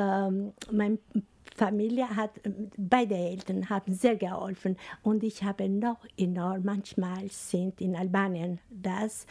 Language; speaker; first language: German; non-native, learner; Albanian